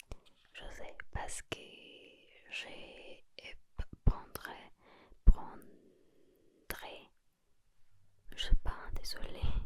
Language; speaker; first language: French; non-native, learner; Spanish